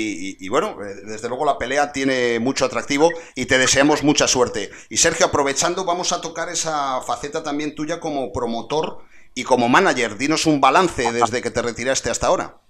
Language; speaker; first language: Spanish; native; Spanish